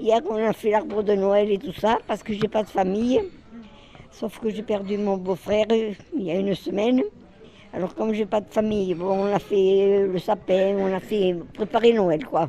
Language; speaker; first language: French; native; French